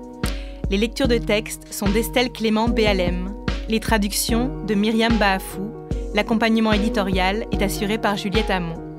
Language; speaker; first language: French; native; French